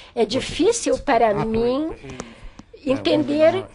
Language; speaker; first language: Portuguese; non-native, fluent; English